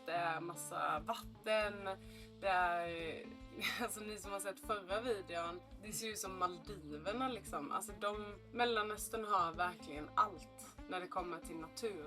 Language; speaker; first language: Swedish; native; Swedish